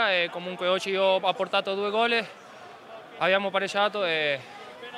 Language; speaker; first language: Italian; non-native, fluent; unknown